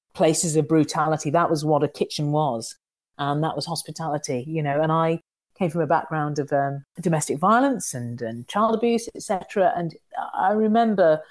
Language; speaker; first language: English; native; English